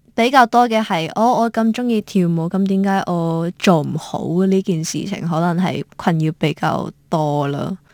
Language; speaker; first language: Cantonese; native; Cantonese